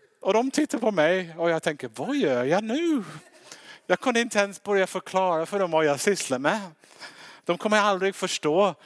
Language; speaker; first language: Swedish; non-native, fluent; English